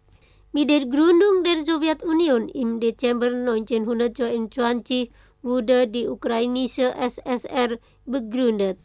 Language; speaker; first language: German; non-native, fluent; Indonesian